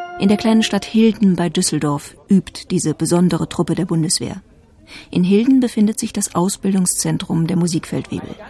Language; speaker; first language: German; native; German